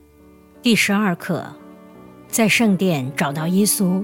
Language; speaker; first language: Chinese; native; Chinese